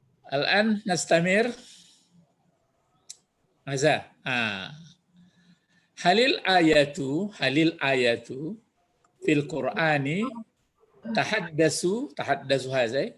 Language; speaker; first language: Arabic; non-native, fluent; Indonesian